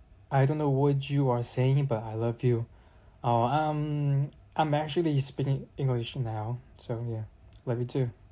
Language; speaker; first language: English; non-native, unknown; Chinese